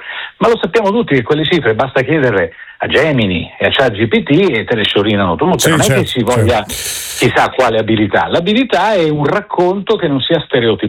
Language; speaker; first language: Italian; native; Italian